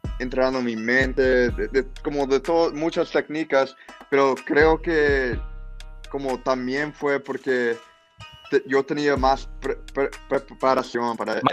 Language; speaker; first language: Spanish; early bilingual, heritage; English